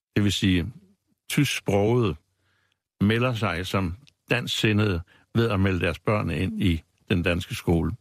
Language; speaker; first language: Danish; native; Danish